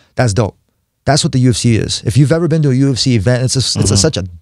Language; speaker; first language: English; native; English